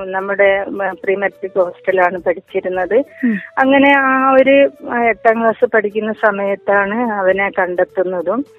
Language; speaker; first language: Malayalam; native; Malayalam